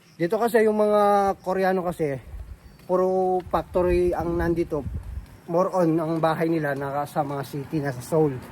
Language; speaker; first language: Filipino; non-native, local second language; Pampanga